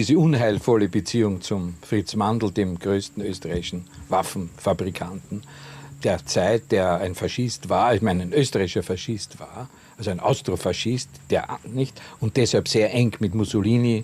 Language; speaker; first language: German; native; German